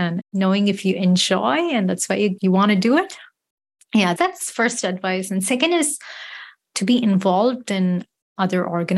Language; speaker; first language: English; non-native, local second language; Tamil